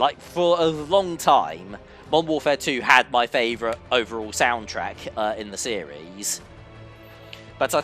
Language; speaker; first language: English; native; English